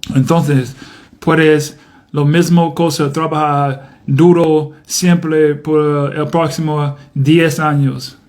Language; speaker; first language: Spanish; non-native, learner; English